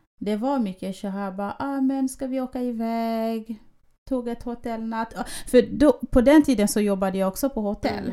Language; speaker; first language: Swedish; early bilingual, other home language; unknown